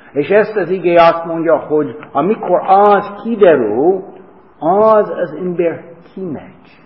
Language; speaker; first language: Hungarian; non-native, fluent; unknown